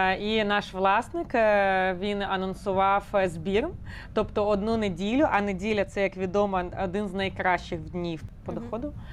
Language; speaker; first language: Ukrainian; native; Ukrainian